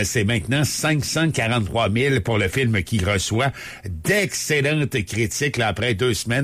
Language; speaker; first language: French; native; French